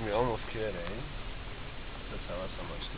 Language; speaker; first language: English; native; English